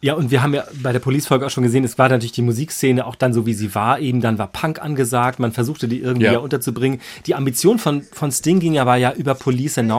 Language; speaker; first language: German; native; German